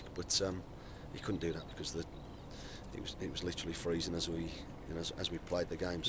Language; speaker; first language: English; native; English